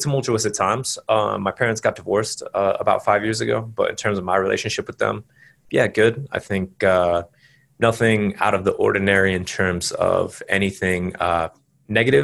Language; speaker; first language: English; native; English